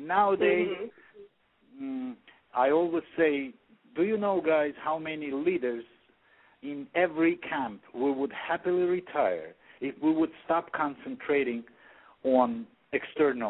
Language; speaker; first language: English; non-native, fluent; Russian